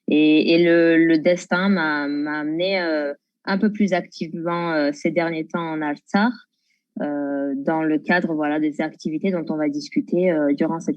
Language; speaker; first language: French; native; French